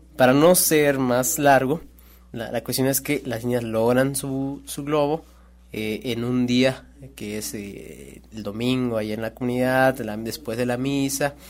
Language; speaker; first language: Spanish; non-native, local second language; Nahuatl languages